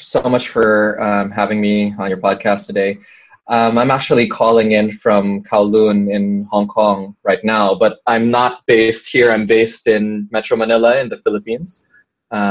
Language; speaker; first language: English; non-native, local second language; Filipino